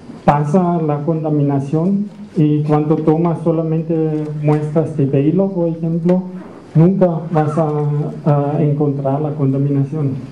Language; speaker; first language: Spanish; non-native, fluent; German